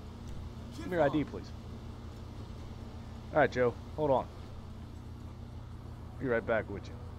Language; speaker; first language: English; native; English